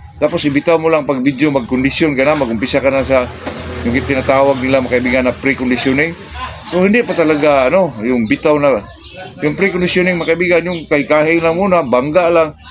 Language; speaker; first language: Filipino; non-native, local second language; Cebuano